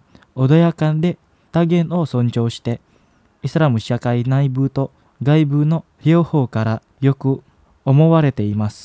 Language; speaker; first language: Japanese; non-native, fluent; Indonesian